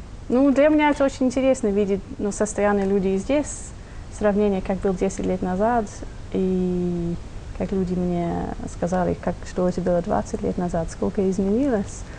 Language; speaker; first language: Russian; non-native, fluent; English